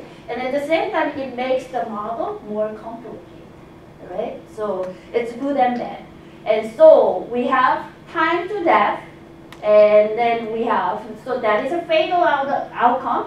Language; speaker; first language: English; non-native, fluent; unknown